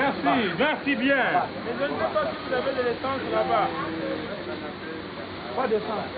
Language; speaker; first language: French; non-native, fluent; English